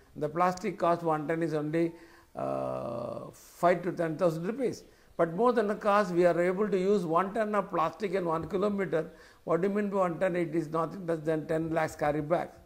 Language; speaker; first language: English; non-native, local second language; Tamil